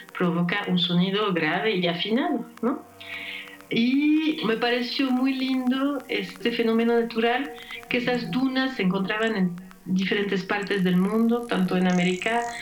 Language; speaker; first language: Spanish; non-native, fluent; French